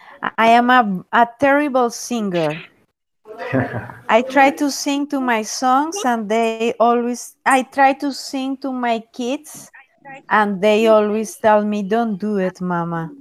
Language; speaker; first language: English; non-native, fluent; Spanish